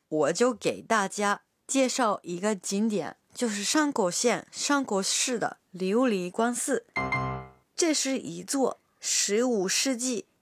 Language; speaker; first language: Chinese; non-native, fluent; Japanese